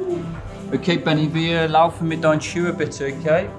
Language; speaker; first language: German; non-native, learner; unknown